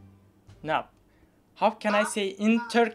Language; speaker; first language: English; non-native, learner; Turkish